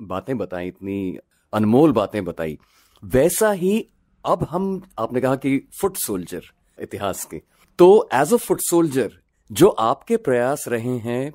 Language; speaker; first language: Hindi; native; Hindi